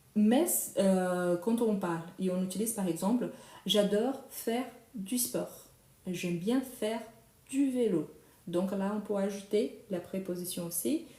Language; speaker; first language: French; non-native, fluent; Portuguese